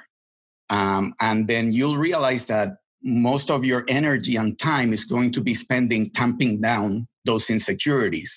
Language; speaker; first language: English; non-native, fluent; Spanish